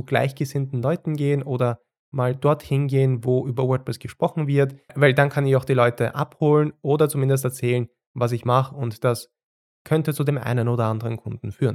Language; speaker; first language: German; native; German